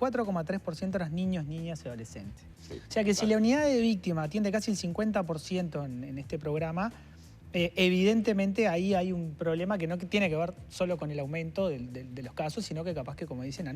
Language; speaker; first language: Spanish; native; Spanish